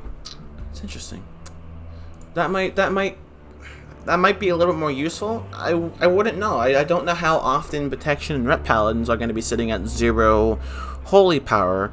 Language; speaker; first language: English; native; English